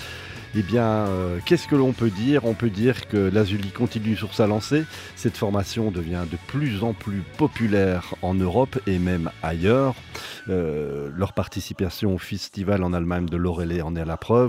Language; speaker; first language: French; native; French